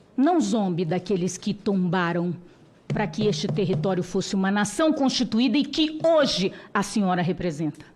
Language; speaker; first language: Portuguese; non-native, local second language; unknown